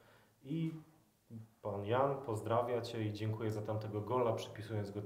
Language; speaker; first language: Polish; native; Polish